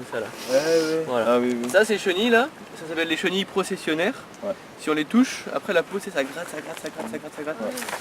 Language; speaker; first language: French; native; French